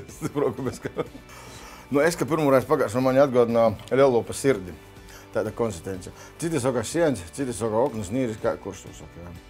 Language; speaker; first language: Latvian; native; Latvian